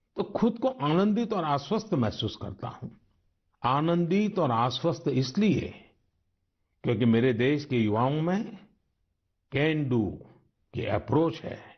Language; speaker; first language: Hindi; non-native, local second language; Gujarati